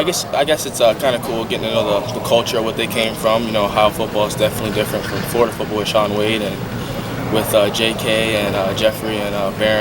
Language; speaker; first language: English; native; English